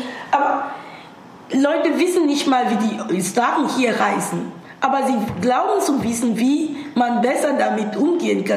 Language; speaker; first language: German; non-native, fluent; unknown